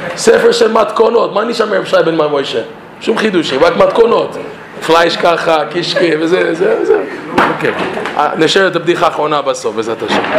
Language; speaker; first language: Hebrew; non-native, fluent; English